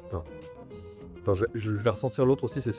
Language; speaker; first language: French; native; French